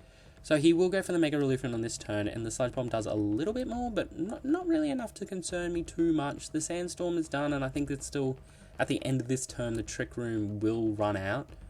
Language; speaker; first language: English; native; English